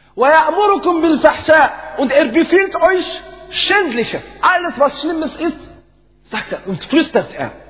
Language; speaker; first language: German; non-native, fluent; Arabic